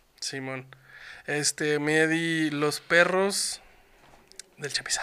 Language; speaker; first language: Spanish; native; Spanish